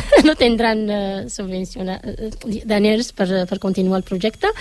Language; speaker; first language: Catalan; non-native, learner; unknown